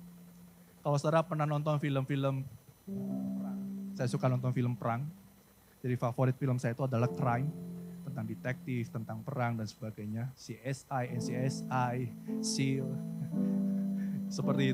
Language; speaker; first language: Indonesian; native; Indonesian